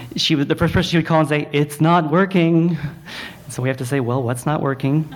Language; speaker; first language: English; native; English